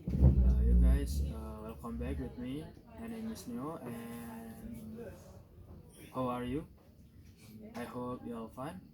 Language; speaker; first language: English; non-native, learner; Indonesian